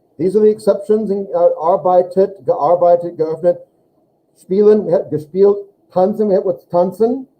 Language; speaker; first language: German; non-native, fluent; English